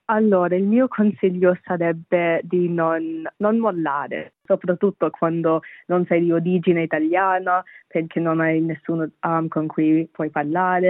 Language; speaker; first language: Italian; non-native, fluent; Bangla